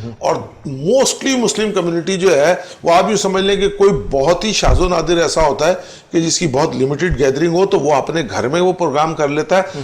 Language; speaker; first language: Urdu; native; Urdu